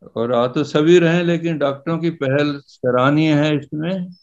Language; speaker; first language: Hindi; native; Hindi